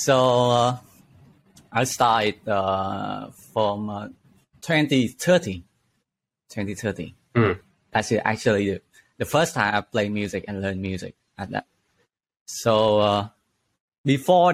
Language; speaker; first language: English; non-native, learner; Vietnamese